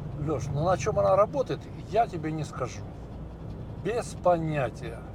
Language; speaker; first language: Russian; native; Russian